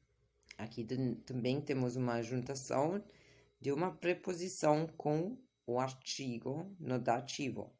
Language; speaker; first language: Portuguese; non-native, fluent; German